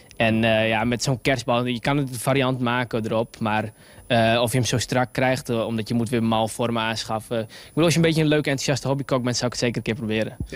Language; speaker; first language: Dutch; native; Dutch